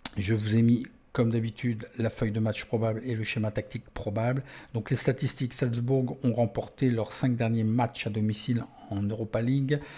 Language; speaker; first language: French; native; French